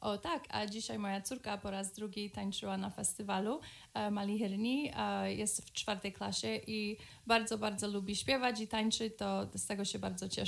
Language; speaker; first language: Polish; early bilingual, other home language; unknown